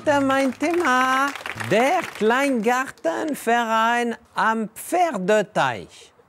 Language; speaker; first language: German; non-native, fluent; French